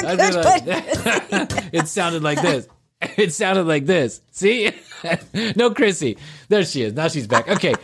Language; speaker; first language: English; native; English